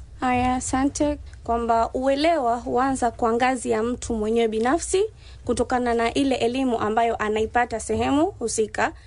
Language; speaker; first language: Swahili; native; Swahili